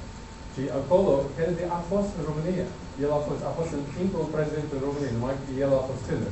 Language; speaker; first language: Romanian; non-native, learner; English